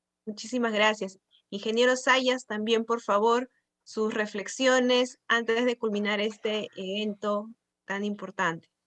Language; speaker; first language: Spanish; native; Spanish